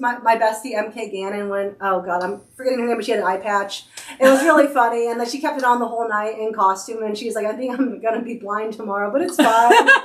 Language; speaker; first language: English; native; English